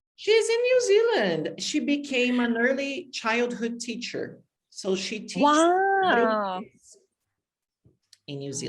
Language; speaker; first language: English; non-native, fluent; Portuguese